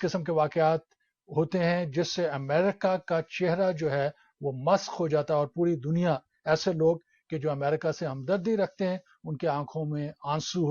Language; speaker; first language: Urdu; native; Urdu